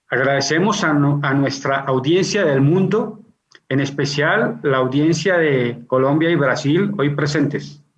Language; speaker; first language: Spanish; native; Spanish